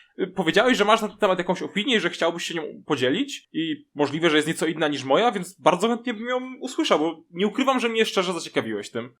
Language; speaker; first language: Polish; native; Polish